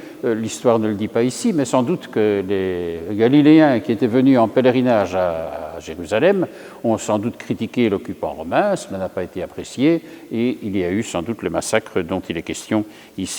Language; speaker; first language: French; native; French